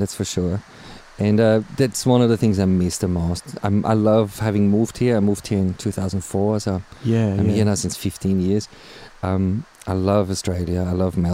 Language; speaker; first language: English; non-native, fluent; German